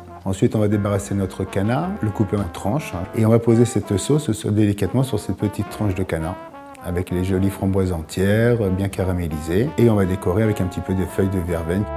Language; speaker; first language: French; native; French